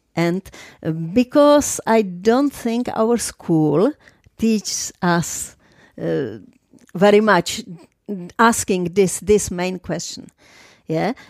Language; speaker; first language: English; non-native, fluent; Czech